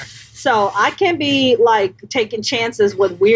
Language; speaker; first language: English; non-native, local second language; Urdu